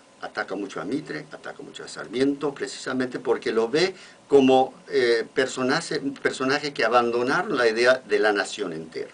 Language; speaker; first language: Spanish; non-native, fluent; English